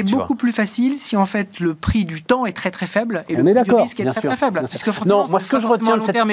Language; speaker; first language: French; native; French